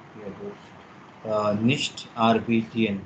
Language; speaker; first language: German; non-native, learner; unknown